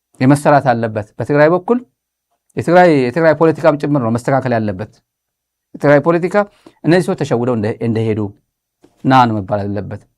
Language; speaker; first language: Amharic; non-native, local second language; Tigrinya